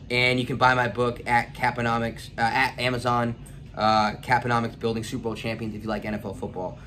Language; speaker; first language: English; native; English